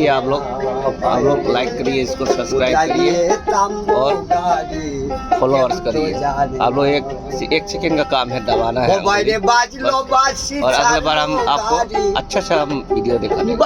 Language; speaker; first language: Hindi; non-native, local second language; Bangla